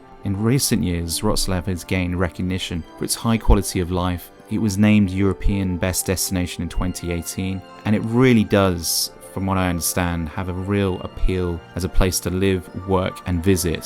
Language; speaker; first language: English; native; English